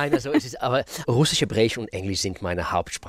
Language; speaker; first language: German; non-native, fluent; Russian